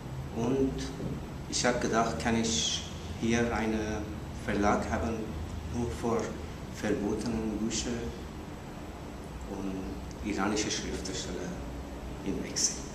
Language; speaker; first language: German; non-native, learner; Persian